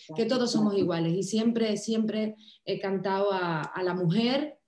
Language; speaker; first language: Spanish; native; Spanish